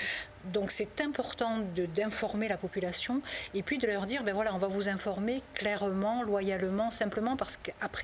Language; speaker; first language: French; native; French